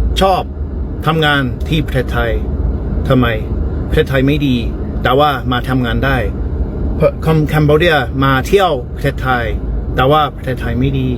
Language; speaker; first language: Thai; non-native, learner; English